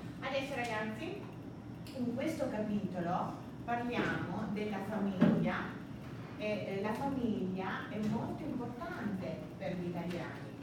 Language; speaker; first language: Italian; early bilingual, heritage; Italian